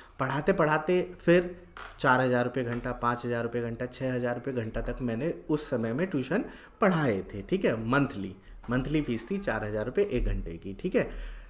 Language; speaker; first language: Hindi; native; Hindi